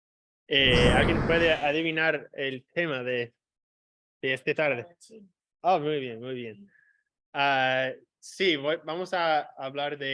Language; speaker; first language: Spanish; non-native, fluent; English